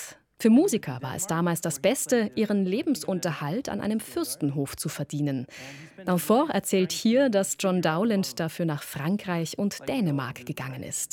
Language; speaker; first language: German; native; German